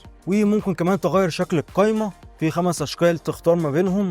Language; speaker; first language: Arabic; native; Arabic